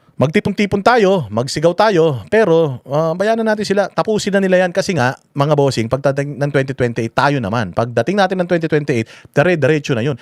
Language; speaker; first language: Filipino; native; Filipino